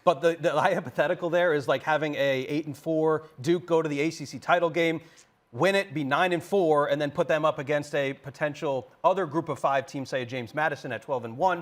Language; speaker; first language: English; native; English